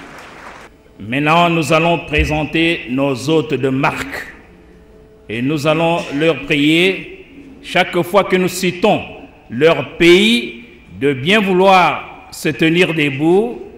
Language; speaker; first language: French; non-native, local second language; Lingala